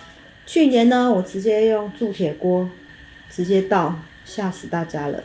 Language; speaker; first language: Chinese; native; Chinese